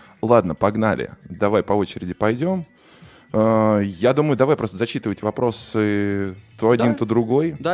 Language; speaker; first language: Russian; native; Russian